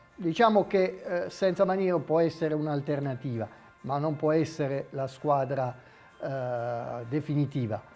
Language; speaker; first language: Italian; native; Italian